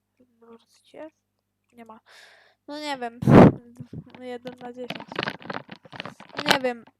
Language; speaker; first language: Polish; native; Polish